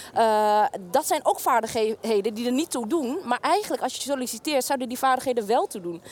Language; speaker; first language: Dutch; early bilingual, other home language; Vietnamese